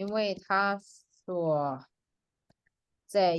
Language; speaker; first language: Chinese; non-native, fluent; Indonesian